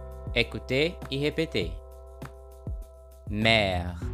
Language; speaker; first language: French; non-native, learner; Portuguese